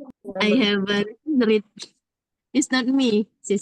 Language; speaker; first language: English; non-native, learner; Indonesian